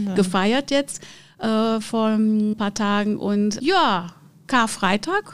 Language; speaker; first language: German; non-native, fluent; Portuguese